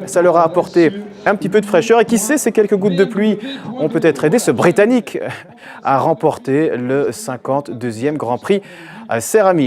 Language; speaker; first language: French; native; French